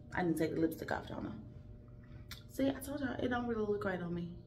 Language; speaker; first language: English; native; English